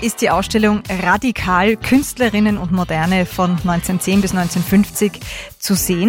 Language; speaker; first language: German; native; German